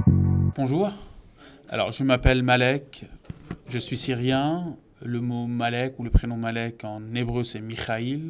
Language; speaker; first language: French; non-native, fluent; Arabic